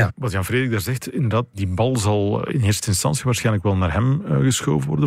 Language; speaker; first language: Dutch; native; Dutch